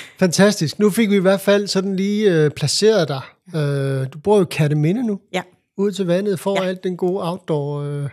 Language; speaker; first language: Danish; native; Danish